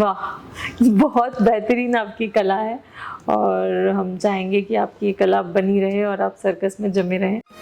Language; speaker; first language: Hindi; native; Hindi